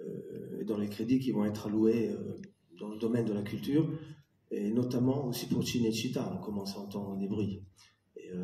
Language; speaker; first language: French; native; French